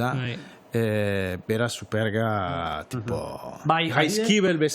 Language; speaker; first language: Basque; non-native, fluent; Italian